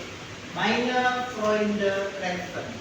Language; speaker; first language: German; non-native, fluent; Indonesian